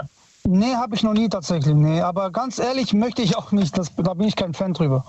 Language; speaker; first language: German; early bilingual, other home language; Italian